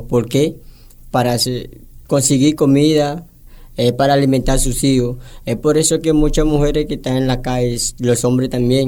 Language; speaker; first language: Spanish; non-native, local second language; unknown